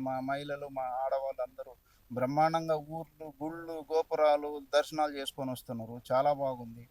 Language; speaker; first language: Telugu; native; Telugu